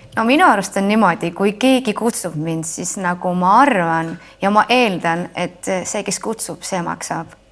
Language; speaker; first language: Estonian; native; Estonian